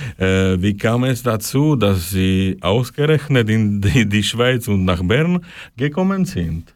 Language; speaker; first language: German; non-native, learner; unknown